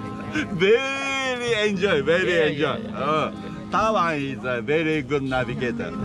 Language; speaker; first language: English; non-native, learner; Japanese